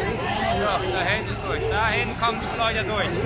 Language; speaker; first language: German; native; German